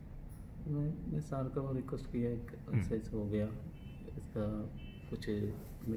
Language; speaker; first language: Hindi; non-native, local second language; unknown